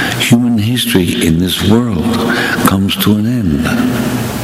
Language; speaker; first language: English; native; English